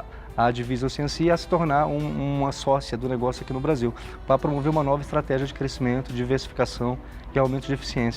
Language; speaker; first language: Portuguese; native; Portuguese